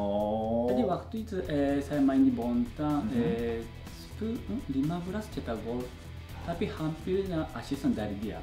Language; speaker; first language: Indonesian; non-native, learner; Japanese